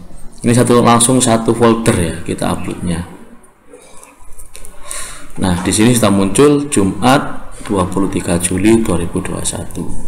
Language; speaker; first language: Indonesian; native; Indonesian